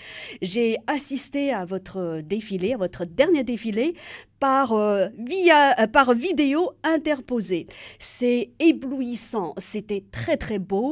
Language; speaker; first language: French; native; French